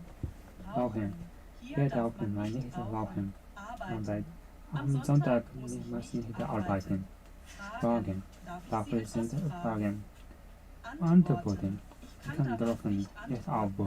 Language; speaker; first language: German; non-native, learner; Japanese